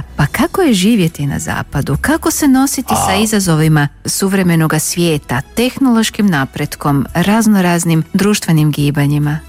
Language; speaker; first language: Croatian; native; Croatian